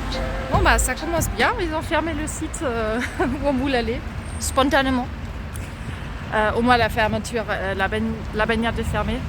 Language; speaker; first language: French; non-native, fluent; German